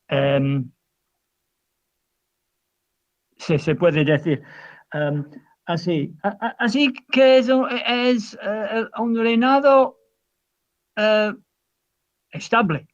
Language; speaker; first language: Spanish; non-native, fluent; English